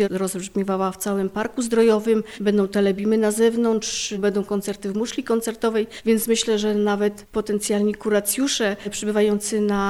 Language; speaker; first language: Polish; native; Polish